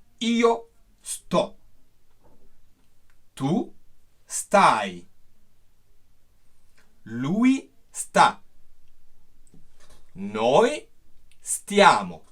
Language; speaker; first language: Italian; non-native, fluent; Turkish